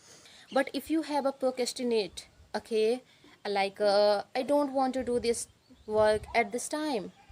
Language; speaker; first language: English; non-native, learner; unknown